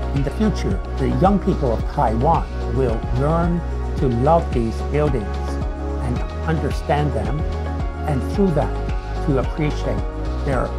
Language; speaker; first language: English; native; English